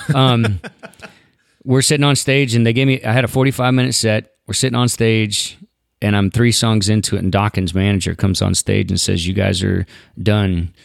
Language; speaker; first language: English; native; English